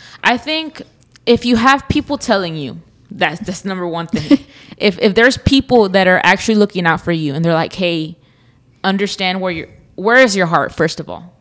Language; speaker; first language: English; early bilingual, other home language; Spanish